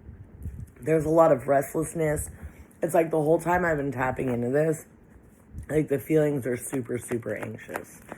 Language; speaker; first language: English; native; English